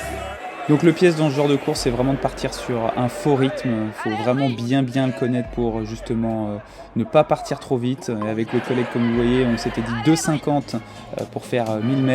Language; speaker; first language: French; native; French